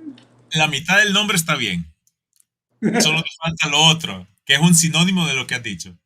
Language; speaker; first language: Spanish; native; Spanish